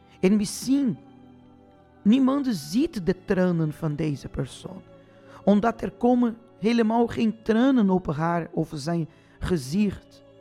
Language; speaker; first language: Dutch; non-native, fluent; Portuguese